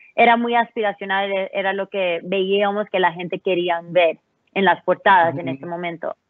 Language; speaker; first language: Spanish; early bilingual, heritage; Spanish